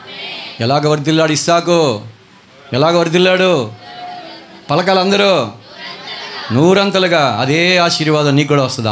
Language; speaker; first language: Telugu; native; Telugu